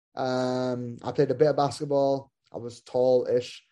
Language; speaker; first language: English; native; English